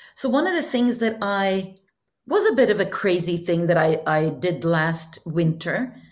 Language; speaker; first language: English; non-native, fluent; Norwegian